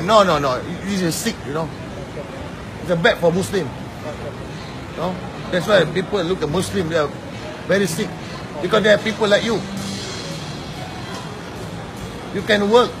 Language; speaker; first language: English; non-native, local second language; Malay